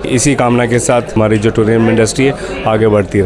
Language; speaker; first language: Hindi; native; Hindi